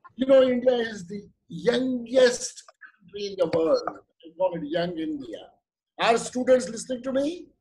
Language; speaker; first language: English; non-native, local second language; Kashmiri